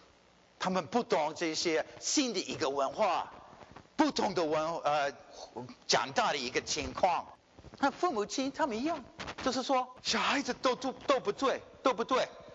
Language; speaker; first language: Chinese; early bilingual, heritage; Chinese